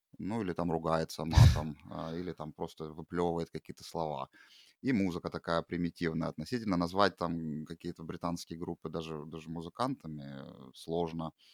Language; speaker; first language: Russian; native; Russian